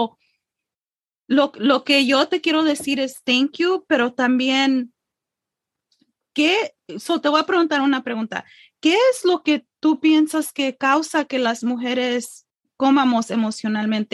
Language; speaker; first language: Spanish; early bilingual, heritage; English